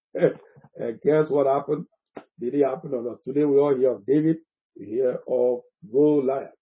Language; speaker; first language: English; non-native, local second language; Akan